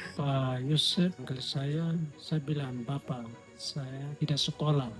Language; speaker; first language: Indonesian; non-native, local second language; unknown